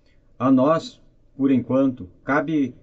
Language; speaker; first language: Portuguese; native; Portuguese